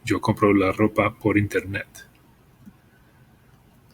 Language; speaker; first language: Spanish; non-native, fluent; English